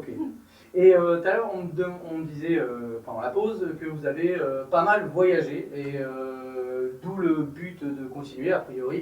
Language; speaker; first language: French; native; French